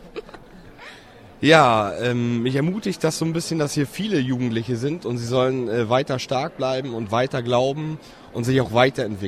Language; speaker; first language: German; native; German